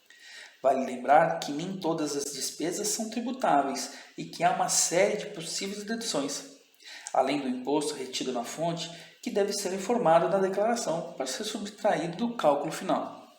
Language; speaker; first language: Portuguese; native; Portuguese